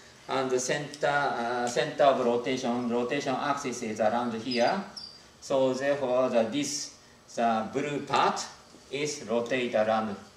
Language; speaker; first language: English; non-native, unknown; Japanese